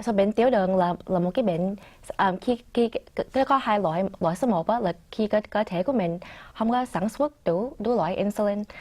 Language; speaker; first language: Vietnamese; early bilingual, other home language; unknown